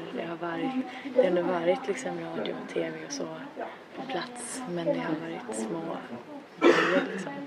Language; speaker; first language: Swedish; native; Swedish